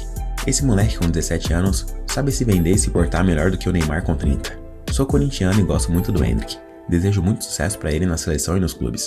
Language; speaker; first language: Portuguese; native; Portuguese